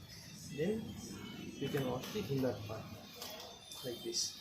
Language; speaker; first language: English; non-native, local second language; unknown